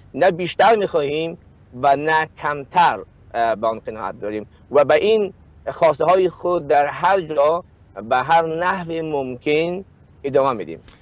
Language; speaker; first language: Persian; native; Persian